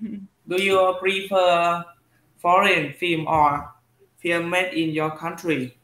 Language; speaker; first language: English; non-native, learner; Vietnamese